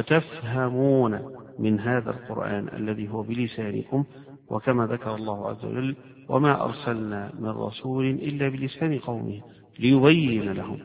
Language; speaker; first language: Arabic; native; Arabic